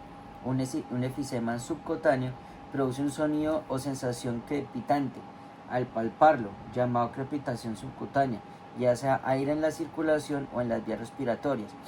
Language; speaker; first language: Spanish; native; Spanish